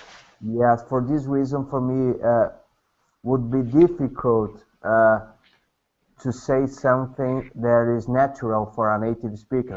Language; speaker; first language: English; non-native, learner; Portuguese